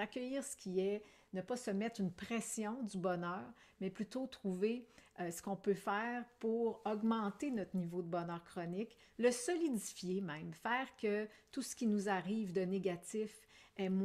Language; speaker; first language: French; native; French